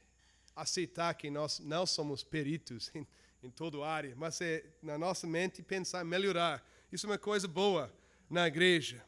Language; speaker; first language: Portuguese; non-native, fluent; English